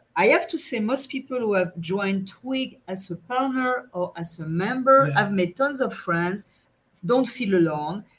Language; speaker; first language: English; non-native, fluent; French